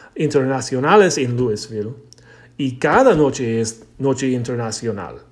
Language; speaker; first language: Spanish; non-native, learner; English